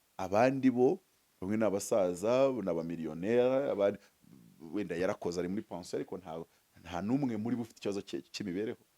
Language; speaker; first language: Kinyarwanda; early bilingual, heritage; Kinyarwanda